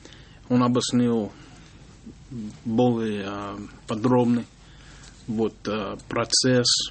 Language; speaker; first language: Russian; non-native, learner; English